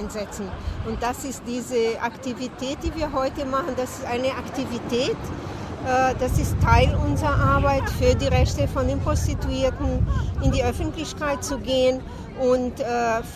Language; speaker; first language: German; non-native, fluent; Portuguese